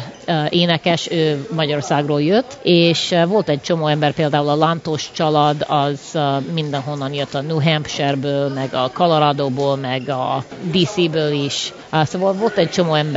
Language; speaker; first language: Hungarian; early bilingual, heritage; Hungarian